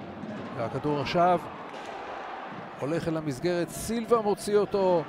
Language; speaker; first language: Hebrew; native; Hebrew